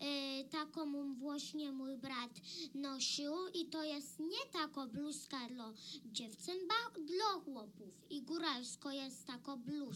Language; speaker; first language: Polish; early bilingual, heritage; Polish